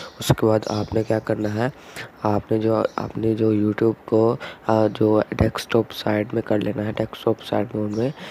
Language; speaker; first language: Urdu; non-native, local second language; Punjabi